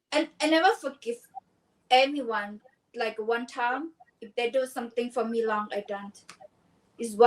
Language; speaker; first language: English; non-native, learner; Thai